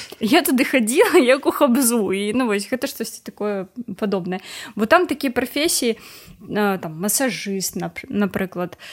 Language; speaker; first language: Belarusian; non-native, local second language; Russian